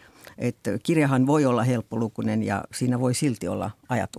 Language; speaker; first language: Finnish; native; Finnish